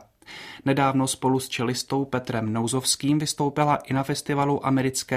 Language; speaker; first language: Czech; native; Czech